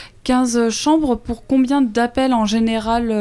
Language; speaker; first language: French; native; French